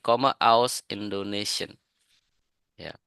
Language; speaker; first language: German; non-native, learner; Indonesian